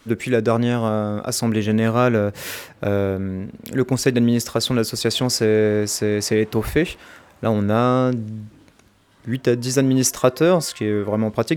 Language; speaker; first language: French; native; French